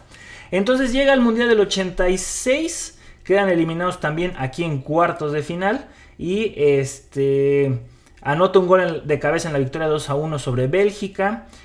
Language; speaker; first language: Spanish; native; Spanish